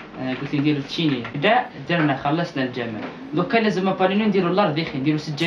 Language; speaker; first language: Arabic; native; Arabic